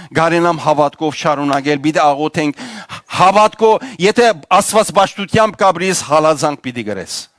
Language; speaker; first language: Armenian; native; Armenian